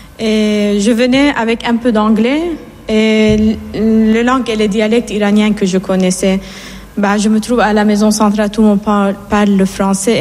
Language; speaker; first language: French; non-native, fluent; Persian